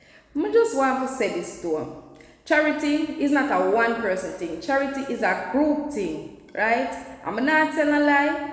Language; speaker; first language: English; non-native, local second language; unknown